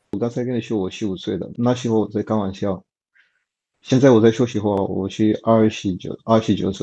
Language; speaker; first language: Chinese; non-native, learner; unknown